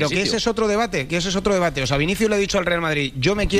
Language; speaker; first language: Spanish; native; Spanish